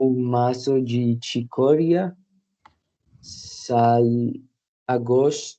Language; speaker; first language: Portuguese; non-native, learner; Spanish